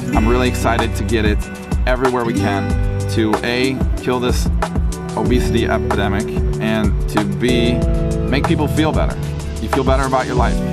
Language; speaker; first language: English; native; English